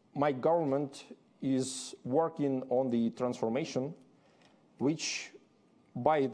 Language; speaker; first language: English; non-native, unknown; Ukrainian